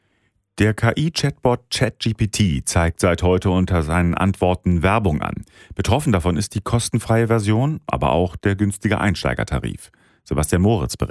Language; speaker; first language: German; native; German